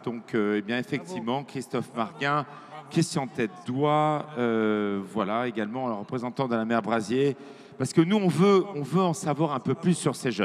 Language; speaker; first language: French; native; French